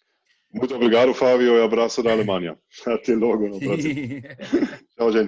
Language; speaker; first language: Portuguese; non-native, fluent; German